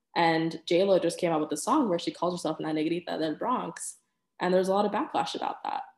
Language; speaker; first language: English; early bilingual, other home language; Spanish